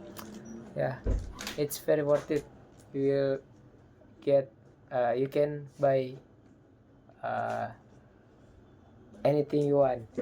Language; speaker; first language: English; non-native, learner; Indonesian